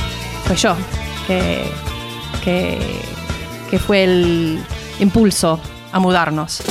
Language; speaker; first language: Spanish; non-native, learner; English